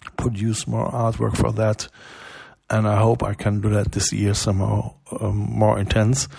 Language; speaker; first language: English; non-native, fluent; German